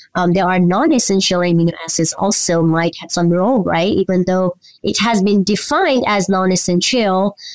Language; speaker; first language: English; non-native, local second language; Nepali